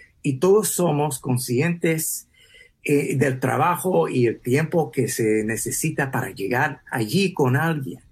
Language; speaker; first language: Spanish; early bilingual, heritage; English